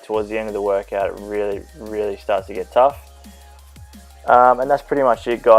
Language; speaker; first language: English; native; English